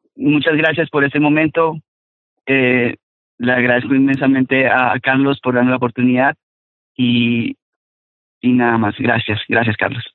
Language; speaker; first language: Spanish; native; Spanish